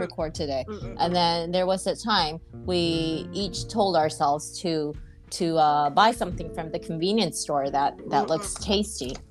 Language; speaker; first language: English; non-native, fluent; Japanese